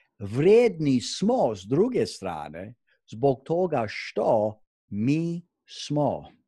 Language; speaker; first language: Croatian; non-native, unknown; English